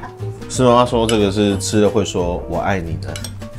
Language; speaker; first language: Chinese; native; Chinese